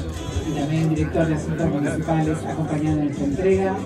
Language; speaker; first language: Spanish; native; Spanish